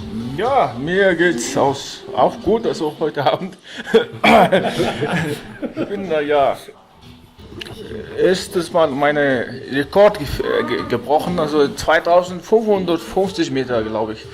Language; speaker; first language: German; non-native, learner; Mongolian